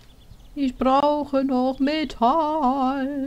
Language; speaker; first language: German; native; German